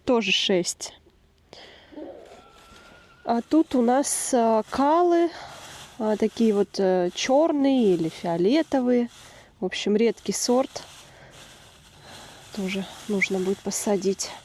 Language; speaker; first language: Russian; native; Russian